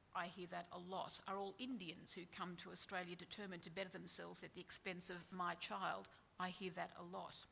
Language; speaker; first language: English; native; English